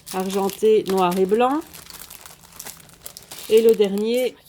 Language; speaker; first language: French; native; French